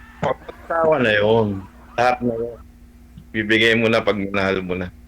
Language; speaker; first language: Filipino; native; Filipino